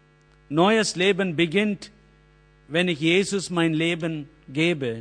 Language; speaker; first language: German; non-native, learner; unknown